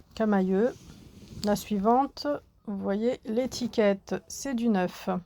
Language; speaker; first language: French; native; French